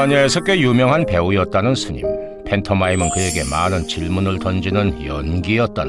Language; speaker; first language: Korean; native; Korean